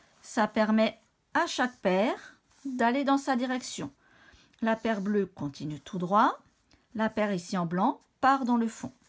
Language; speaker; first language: French; native; French